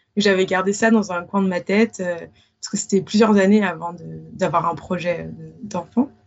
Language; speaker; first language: French; native; French